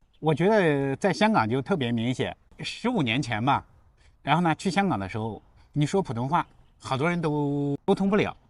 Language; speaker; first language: Chinese; native; Chinese